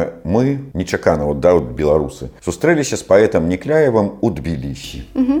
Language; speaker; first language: Belarusian; non-native, local second language; Russian